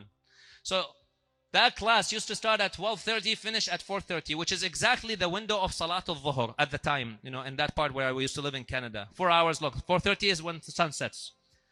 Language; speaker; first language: English; native; English